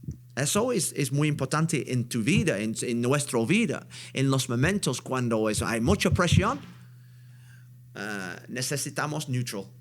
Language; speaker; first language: Spanish; non-native, learner; English